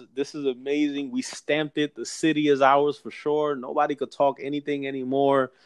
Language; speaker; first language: English; native; English